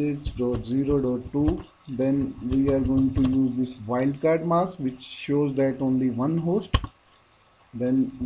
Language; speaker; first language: English; non-native, local second language; Hindi